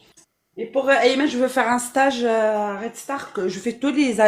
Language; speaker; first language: French; non-native, learner; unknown